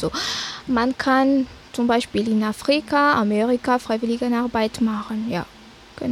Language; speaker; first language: German; non-native, fluent; Malagasy